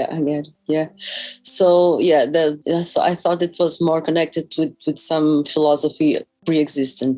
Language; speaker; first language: English; non-native, fluent; Portuguese